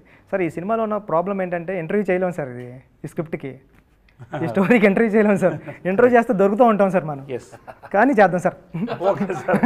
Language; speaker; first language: Telugu; native; Telugu